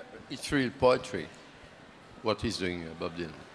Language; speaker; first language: English; non-native, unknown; French